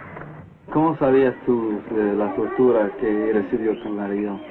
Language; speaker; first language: Spanish; non-native, fluent; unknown